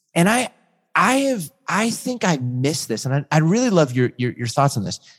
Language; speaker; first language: English; native; English